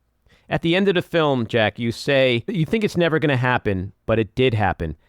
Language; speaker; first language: English; native; English